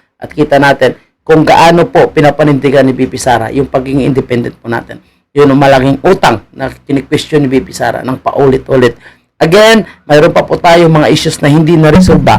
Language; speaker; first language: Filipino; native; Filipino